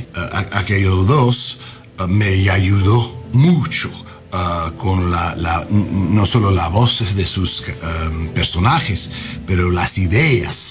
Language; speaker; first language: Spanish; non-native, learner; English